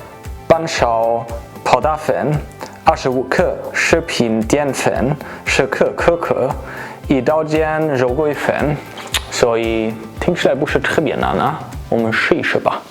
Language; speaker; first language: Chinese; non-native, fluent; German